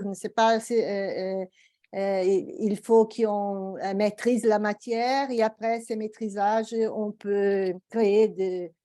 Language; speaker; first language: French; non-native, fluent; Portuguese